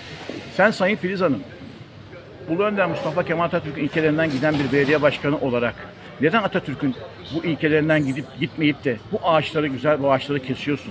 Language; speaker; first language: Turkish; native; Turkish